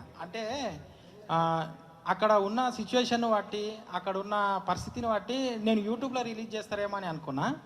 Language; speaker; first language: Telugu; native; Telugu